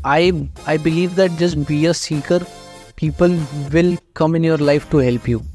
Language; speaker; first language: Hindi; non-native, local second language; Marathi